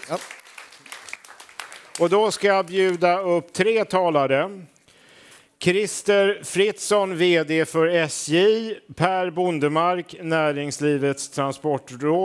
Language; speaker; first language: Swedish; native; Swedish